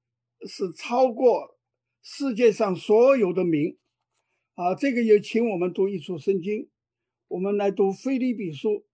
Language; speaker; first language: Chinese; native; Chinese